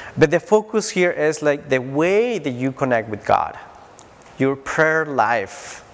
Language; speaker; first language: English; non-native, fluent; Spanish